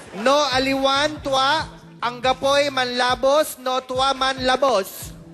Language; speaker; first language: Filipino; native; Filipino